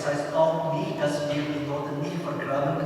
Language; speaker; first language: German; non-native, learner; Indonesian